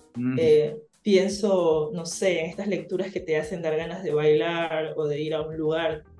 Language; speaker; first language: Spanish; native; Spanish